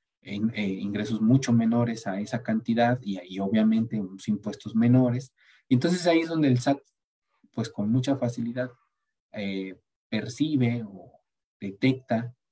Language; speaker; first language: Spanish; native; Spanish